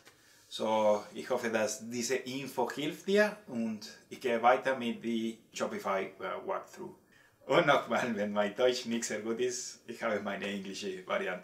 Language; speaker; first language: German; non-native, learner; Spanish